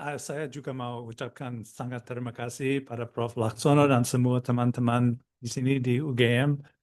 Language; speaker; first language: Indonesian; non-native, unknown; English